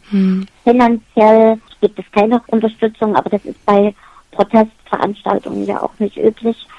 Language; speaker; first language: German; native; German